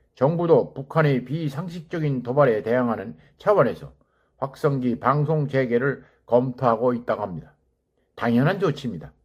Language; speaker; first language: Korean; native; Korean